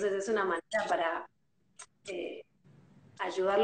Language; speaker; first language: Spanish; native; Spanish